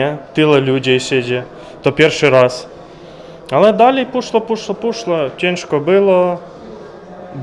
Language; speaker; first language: Polish; non-native, learner; Ukrainian